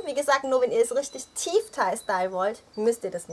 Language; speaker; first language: German; early bilingual, other home language; Thai